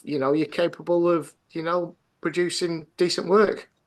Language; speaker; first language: English; native; English